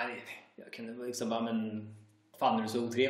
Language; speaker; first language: Swedish; native; Swedish